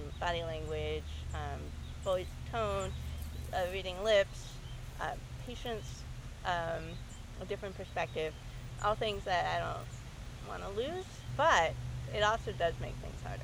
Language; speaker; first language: English; native; English